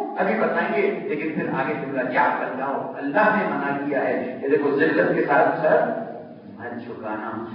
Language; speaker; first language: Urdu; non-native, local second language; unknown